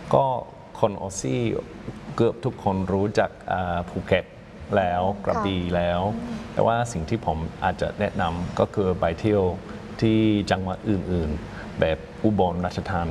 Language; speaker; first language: Thai; non-native, fluent; English